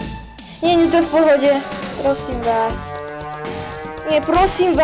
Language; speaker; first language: Slovak; non-native, learner; Ukrainian